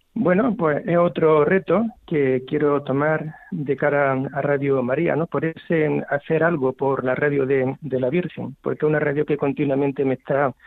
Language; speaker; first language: Spanish; native; Spanish